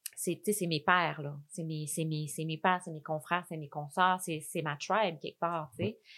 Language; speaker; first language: French; native; French